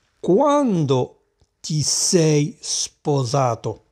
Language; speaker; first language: Italian; non-native, fluent; Arabic